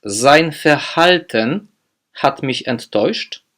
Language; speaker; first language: German; non-native, fluent; Polish